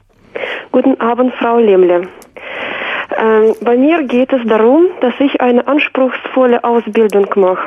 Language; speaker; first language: German; non-native, fluent; Russian